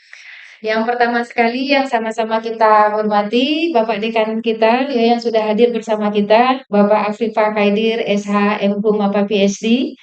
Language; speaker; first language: Indonesian; native; Indonesian